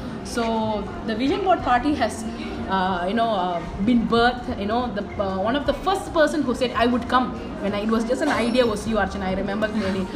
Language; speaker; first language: English; non-native, local second language; Tamil